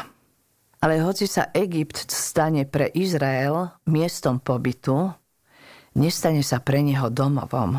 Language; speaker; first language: Slovak; native; Slovak